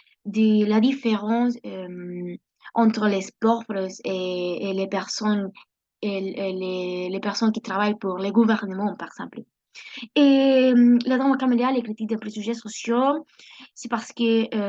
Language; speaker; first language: French; non-native, learner; Spanish